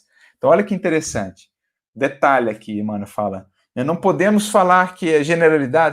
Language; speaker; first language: Portuguese; native; Portuguese